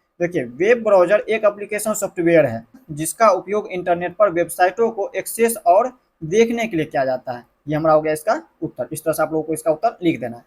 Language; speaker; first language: Hindi; native; Hindi